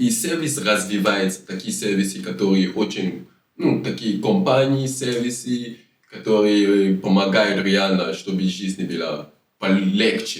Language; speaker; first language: Russian; non-native, learner; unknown